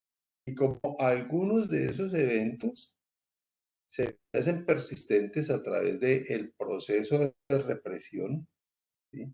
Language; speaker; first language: Spanish; native; Spanish